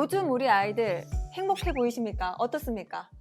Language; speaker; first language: Korean; native; Korean